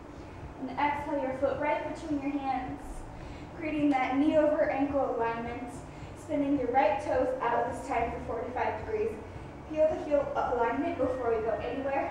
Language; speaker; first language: English; native; English